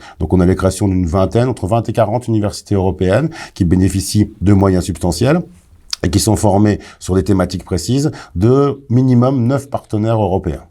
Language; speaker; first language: French; native; French